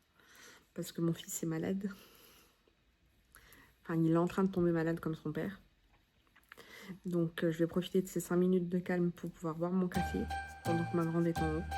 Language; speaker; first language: French; native; French